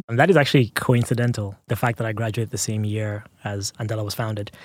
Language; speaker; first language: English; non-native, local second language; Yoruba